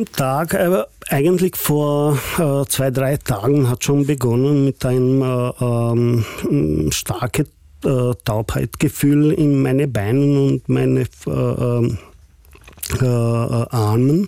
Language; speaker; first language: German; non-native, fluent; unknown